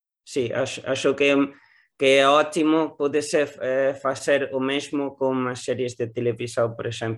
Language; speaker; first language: Portuguese; non-native, learner; Spanish